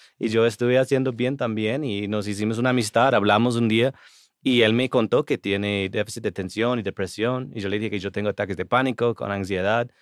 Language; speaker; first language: Spanish; non-native, fluent; English